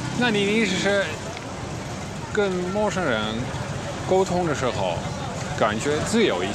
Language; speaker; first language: Chinese; non-native, fluent; Dutch